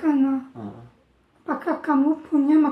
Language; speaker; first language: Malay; non-native, learner; Turkish